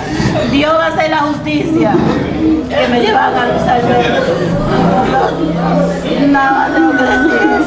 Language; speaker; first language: Spanish; native; Spanish